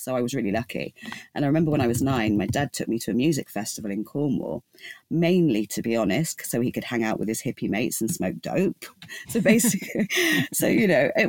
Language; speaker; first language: English; native; English